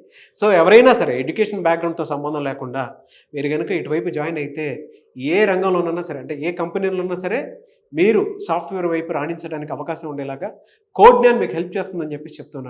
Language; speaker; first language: Telugu; native; Telugu